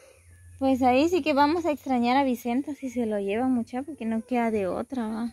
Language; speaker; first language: Spanish; native; Spanish